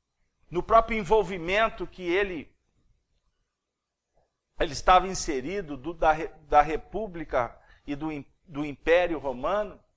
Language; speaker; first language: Portuguese; native; Portuguese